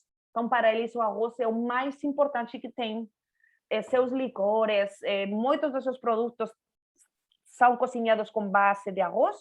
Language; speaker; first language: Portuguese; non-native, fluent; Spanish